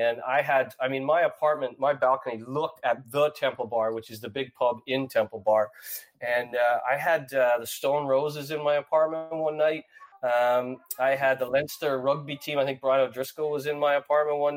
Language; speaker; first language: English; native; English